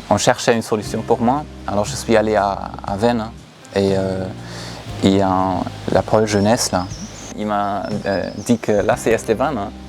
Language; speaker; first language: French; non-native, fluent; German